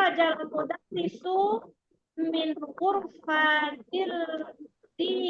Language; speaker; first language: Arabic; non-native, learner; Indonesian